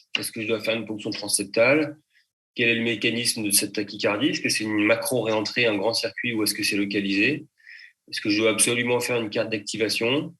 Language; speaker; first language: French; native; French